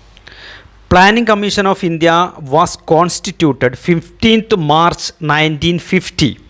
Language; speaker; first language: English; non-native, local second language; Malayalam